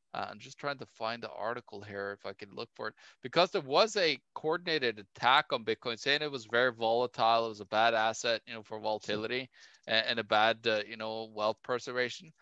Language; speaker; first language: English; non-native, fluent; Norwegian